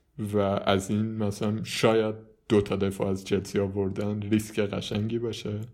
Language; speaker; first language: Persian; native; Persian